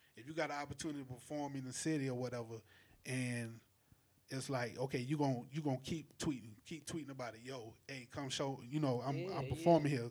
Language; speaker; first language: English; native; English